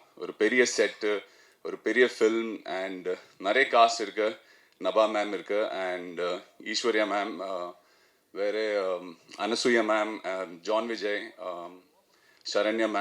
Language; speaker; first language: Tamil; non-native, learner; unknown